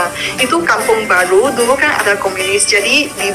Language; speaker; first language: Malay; non-native, local second language; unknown